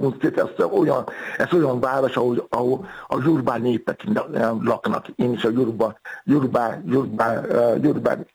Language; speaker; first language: Hungarian; non-native, fluent; Yoruba